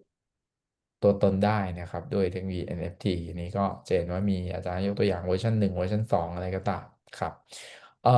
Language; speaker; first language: Thai; native; Thai